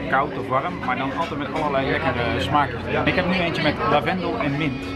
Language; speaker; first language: Dutch; native; Dutch